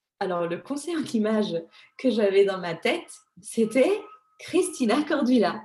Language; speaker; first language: French; early bilingual, other home language; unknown